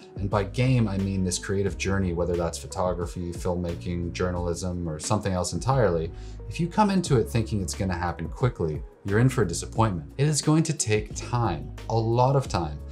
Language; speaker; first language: English; native; English